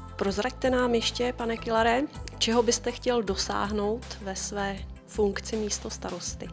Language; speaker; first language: Czech; native; Czech